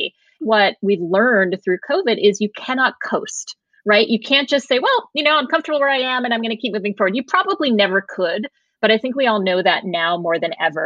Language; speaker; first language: English; native; English